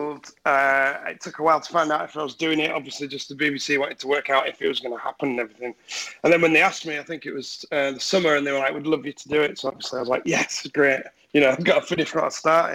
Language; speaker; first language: English; native; English